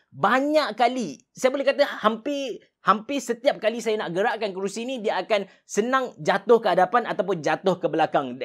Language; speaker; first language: Malay; native; Malay